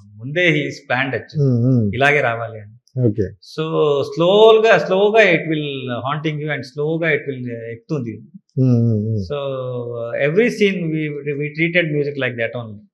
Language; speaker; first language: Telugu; non-native, learner; Kannada